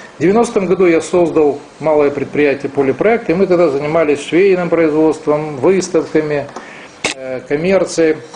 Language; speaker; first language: Russian; non-native, local second language; Romanian